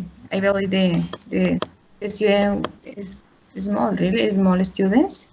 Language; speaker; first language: English; non-native, learner; Spanish